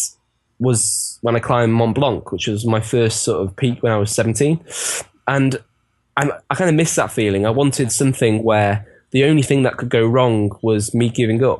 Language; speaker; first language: English; native; English